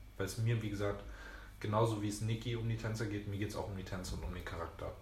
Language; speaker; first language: German; early bilingual, other home language; Greek